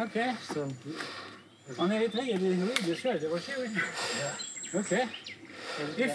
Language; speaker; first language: French; native; French